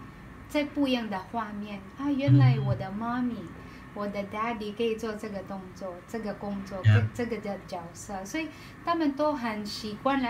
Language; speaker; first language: Chinese; non-native, learner; Filipino